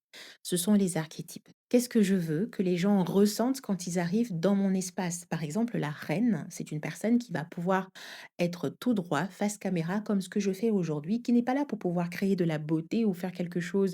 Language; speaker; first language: French; native; French